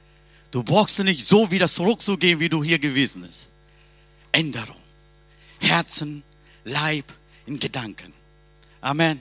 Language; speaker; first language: German; non-native, learner; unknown